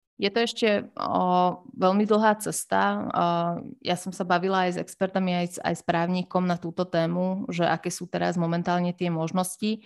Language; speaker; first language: Slovak; native; Slovak